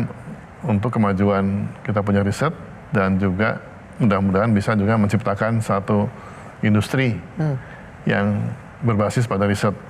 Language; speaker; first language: Indonesian; native; Indonesian